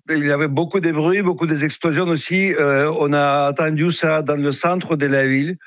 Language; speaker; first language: French; non-native, fluent; Russian